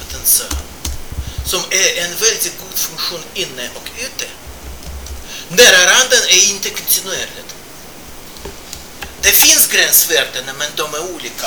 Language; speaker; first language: Swedish; non-native, fluent; Russian